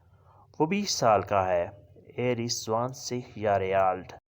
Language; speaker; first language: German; non-native, learner; Urdu